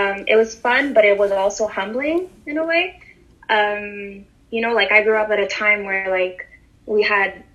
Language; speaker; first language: English; native; English